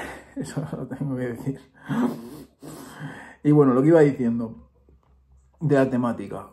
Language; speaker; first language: Spanish; native; Spanish